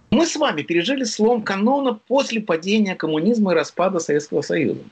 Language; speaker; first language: Russian; native; Russian